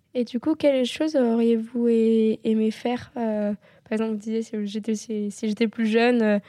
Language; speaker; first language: French; native; French